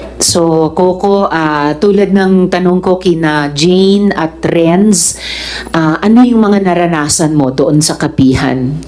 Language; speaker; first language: Filipino; native; Filipino